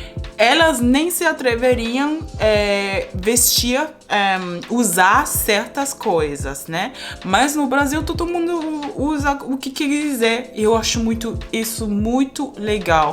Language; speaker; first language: Portuguese; non-native, fluent; Spanish